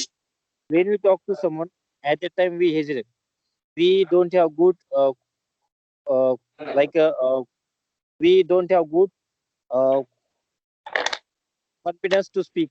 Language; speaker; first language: English; non-native, learner; Marathi